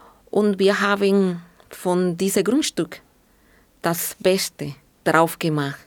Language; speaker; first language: German; non-native, fluent; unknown